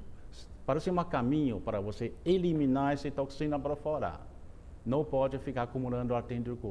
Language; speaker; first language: Portuguese; non-native, fluent; Chinese